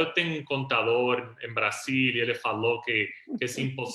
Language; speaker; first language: Portuguese; non-native, fluent; Spanish